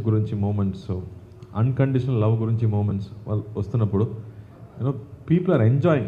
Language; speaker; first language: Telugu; non-native, fluent; Tamil